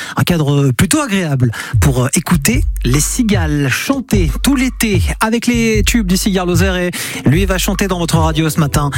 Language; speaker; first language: French; native; French